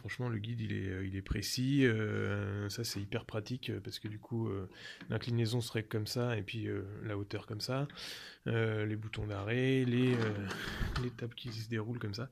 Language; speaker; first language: French; native; French